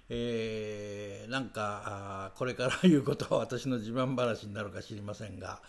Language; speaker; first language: Japanese; native; Japanese